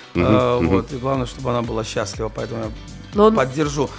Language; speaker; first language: Russian; non-native, fluent; Georgian